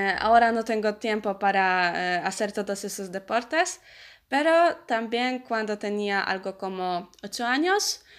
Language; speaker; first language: Spanish; non-native, learner; Polish